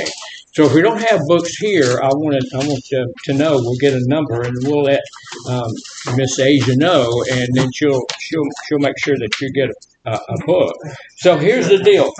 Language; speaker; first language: English; native; English